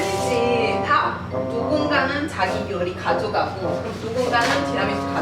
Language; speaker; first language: Korean; non-native, fluent; Italian